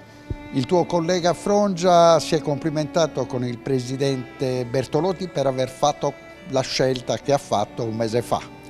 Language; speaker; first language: Italian; native; Italian